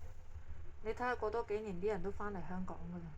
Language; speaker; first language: Cantonese; native; Cantonese